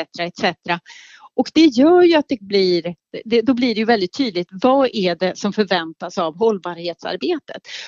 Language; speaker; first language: Swedish; native; Swedish